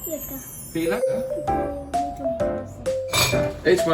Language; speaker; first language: Dutch; native; Dutch